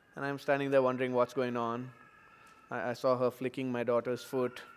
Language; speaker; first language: English; non-native, local second language; Tamil